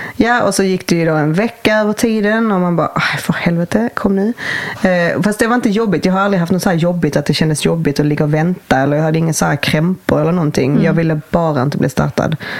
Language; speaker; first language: Swedish; native; Swedish